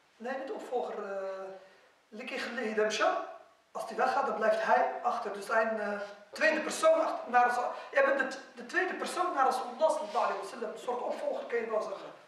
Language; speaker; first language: Dutch; non-native, fluent; Arabic